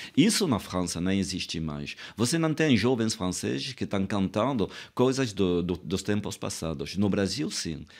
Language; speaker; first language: Portuguese; non-native, fluent; French